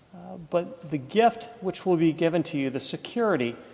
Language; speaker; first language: English; native; English